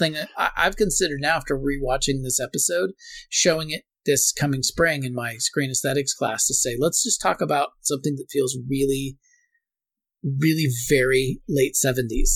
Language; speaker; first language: English; native; English